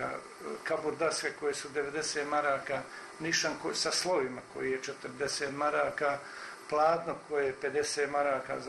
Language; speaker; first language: Croatian; native; Croatian